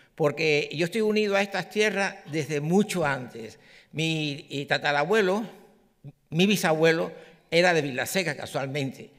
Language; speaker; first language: Spanish; native; Spanish